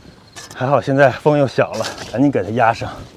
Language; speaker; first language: Chinese; native; Chinese